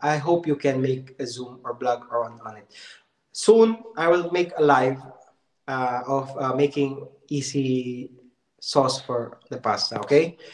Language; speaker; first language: English; non-native, local second language; Filipino